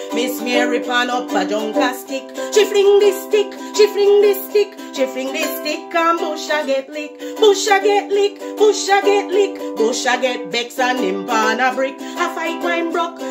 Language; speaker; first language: English; non-native, local second language; Jamaican Creole English